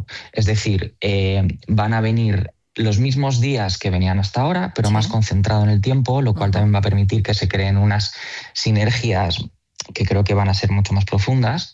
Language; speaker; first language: Spanish; native; Spanish